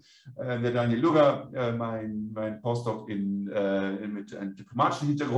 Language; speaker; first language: German; native; German